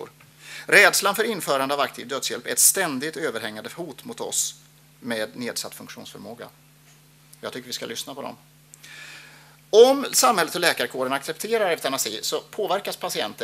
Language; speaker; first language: Swedish; native; Swedish